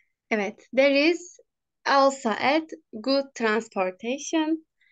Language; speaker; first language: English; non-native, learner; Turkish